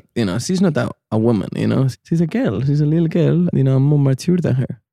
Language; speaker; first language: English; non-native, fluent; Spanish